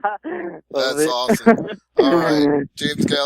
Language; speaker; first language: English; native; English